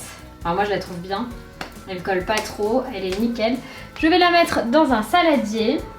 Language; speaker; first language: French; native; French